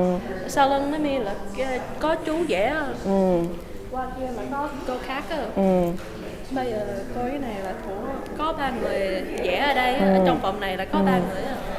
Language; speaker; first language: Vietnamese; early bilingual, heritage; Vietnamese